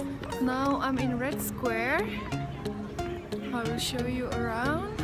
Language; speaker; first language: English; non-native, fluent; Indonesian